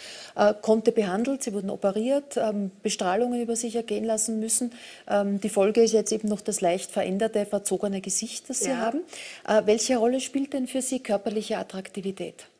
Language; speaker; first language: German; native; German